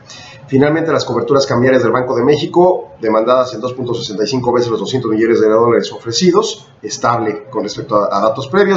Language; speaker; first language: Spanish; native; Spanish